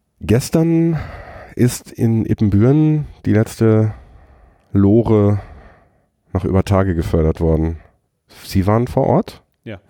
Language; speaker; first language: German; native; German